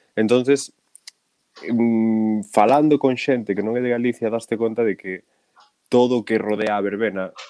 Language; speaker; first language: Galician; native; Galician